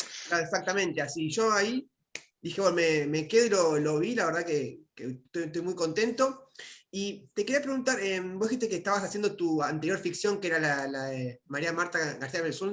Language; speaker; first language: Spanish; native; Spanish